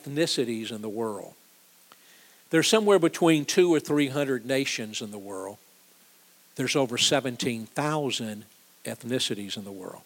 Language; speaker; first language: English; native; English